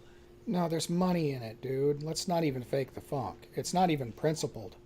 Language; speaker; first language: English; native; English